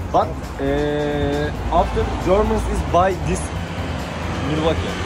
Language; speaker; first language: English; non-native, learner; Turkish